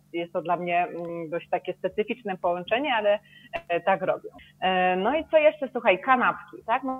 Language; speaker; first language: Polish; native; Polish